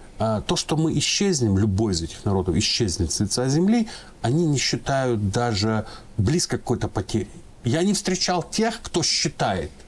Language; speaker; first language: Russian; non-native, local second language; Ingush